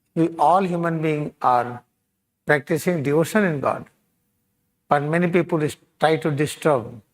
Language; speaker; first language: English; non-native, local second language; Hindi